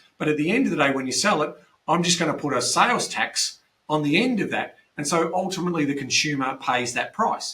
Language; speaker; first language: English; native; English